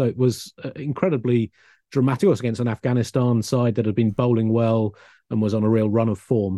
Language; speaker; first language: English; native; English